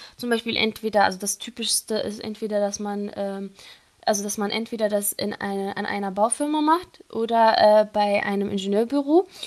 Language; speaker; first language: German; non-native, fluent; Arabic